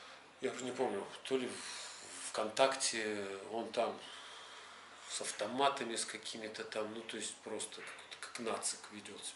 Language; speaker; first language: Russian; native; Russian